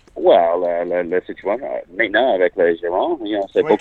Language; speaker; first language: French; non-native, learner; English